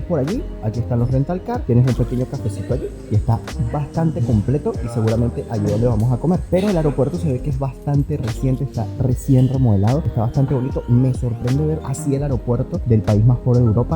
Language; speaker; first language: Spanish; native; Spanish